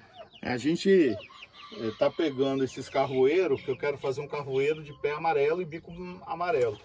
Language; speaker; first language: Portuguese; native; Portuguese